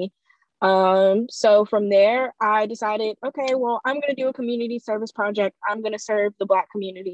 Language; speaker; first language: English; native; English